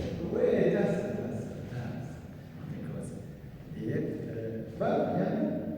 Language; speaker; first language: Italian; non-native, learner; French